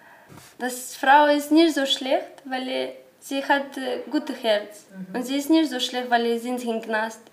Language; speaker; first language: German; non-native, learner; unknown